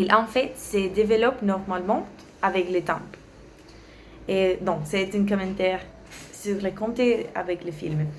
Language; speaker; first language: French; non-native, learner; Spanish